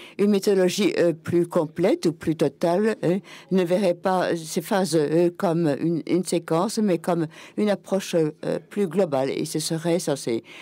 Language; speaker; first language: French; non-native, fluent; German